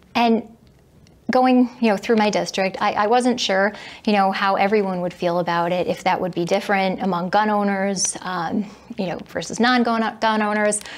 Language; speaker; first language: English; native; English